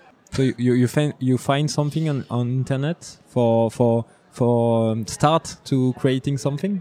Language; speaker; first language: English; non-native, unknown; French